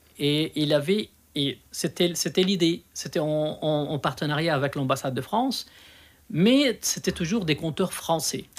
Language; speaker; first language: French; non-native, local second language; Arabic